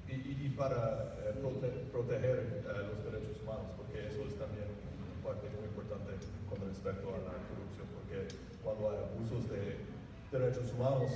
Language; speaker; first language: Spanish; non-native, fluent; English